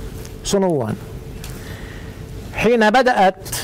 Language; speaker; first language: Arabic; native; Arabic